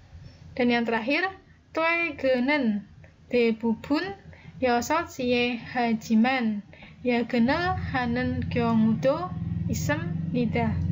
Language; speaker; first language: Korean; non-native, fluent; Indonesian